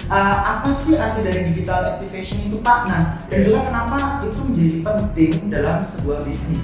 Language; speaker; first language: Indonesian; native; Indonesian